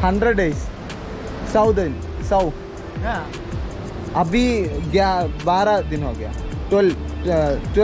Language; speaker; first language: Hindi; non-native, local second language; Malayalam